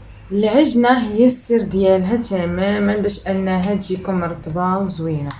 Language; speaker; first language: Arabic; native; Arabic